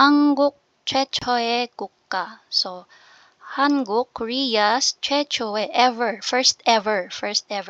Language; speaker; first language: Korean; non-native, learner; Filipino